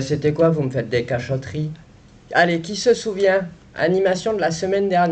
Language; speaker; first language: French; native; French